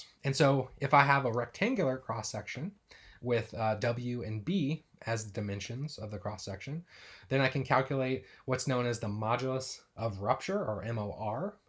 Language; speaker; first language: English; native; English